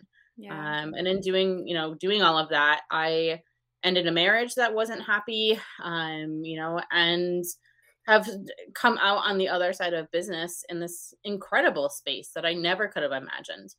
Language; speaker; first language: English; native; English